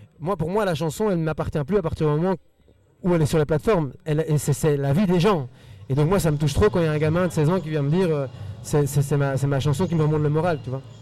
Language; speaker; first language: French; early bilingual, other home language; Spanish